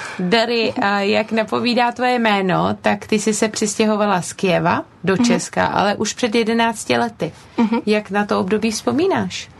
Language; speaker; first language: Czech; native; Czech